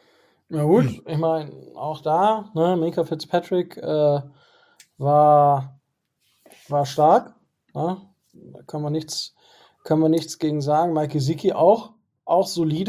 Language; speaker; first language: German; native; German